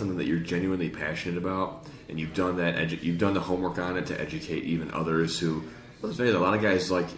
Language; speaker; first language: English; native; English